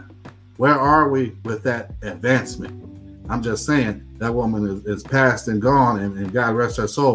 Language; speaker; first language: English; native; English